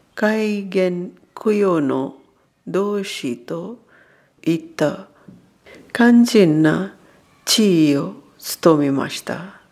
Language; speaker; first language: Japanese; non-native, fluent; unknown